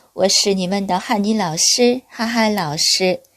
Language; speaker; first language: Chinese; non-native, fluent; Korean